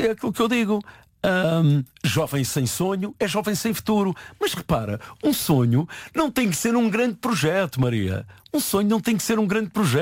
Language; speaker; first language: Portuguese; native; Portuguese